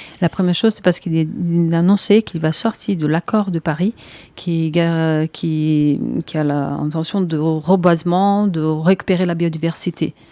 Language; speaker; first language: French; non-native, fluent; Portuguese